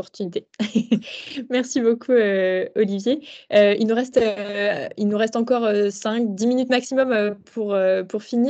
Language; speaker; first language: French; native; French